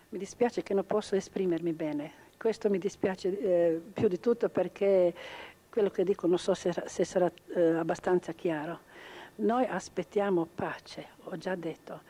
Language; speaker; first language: Italian; non-native, local second language; Croatian